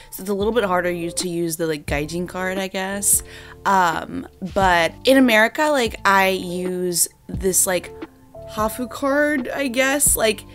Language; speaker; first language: English; native; English